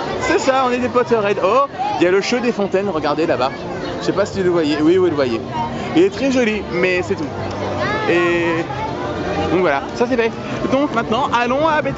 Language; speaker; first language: French; native; French